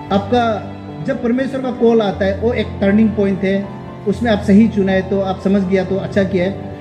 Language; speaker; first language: Hindi; non-native, local second language; Nyishi